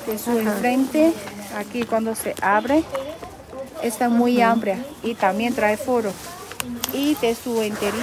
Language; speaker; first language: Spanish; non-native, learner; Chinese